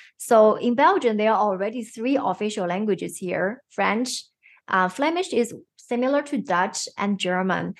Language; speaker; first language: English; non-native, fluent; Chinese